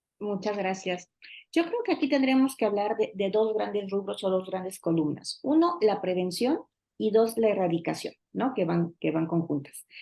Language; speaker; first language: Spanish; native; Spanish